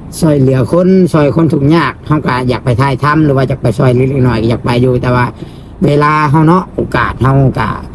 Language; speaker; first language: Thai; non-native, local second language; Lao